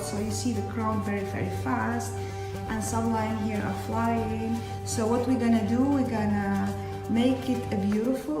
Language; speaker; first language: English; non-native, fluent; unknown